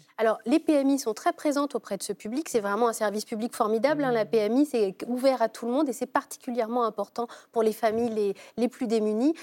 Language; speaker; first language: French; native; French